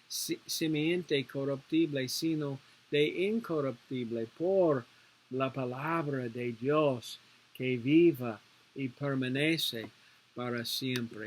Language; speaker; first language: Spanish; non-native, learner; English